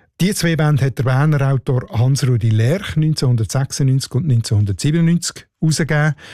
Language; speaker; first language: German; native; German